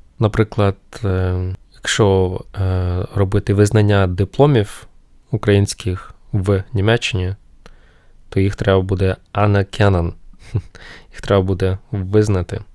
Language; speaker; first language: Ukrainian; non-native, local second language; Russian